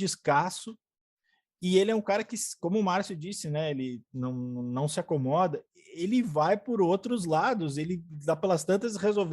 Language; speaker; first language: Portuguese; native; Portuguese